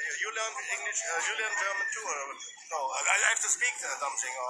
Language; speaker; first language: English; non-native, learner; German